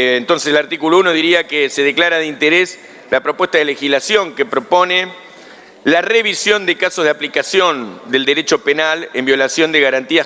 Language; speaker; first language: Spanish; native; Spanish